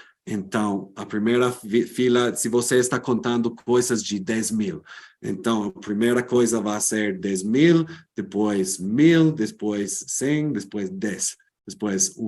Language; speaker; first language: Portuguese; non-native, fluent; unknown